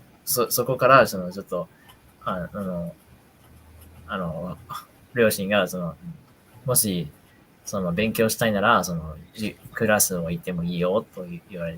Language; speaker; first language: Japanese; non-native, fluent; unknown